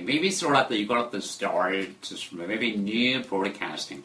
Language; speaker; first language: English; non-native, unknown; Korean